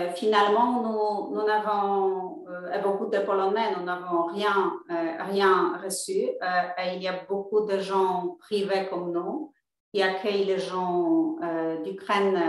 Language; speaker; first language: French; non-native, fluent; Polish